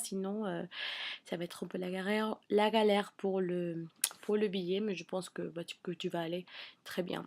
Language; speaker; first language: French; non-native, fluent; English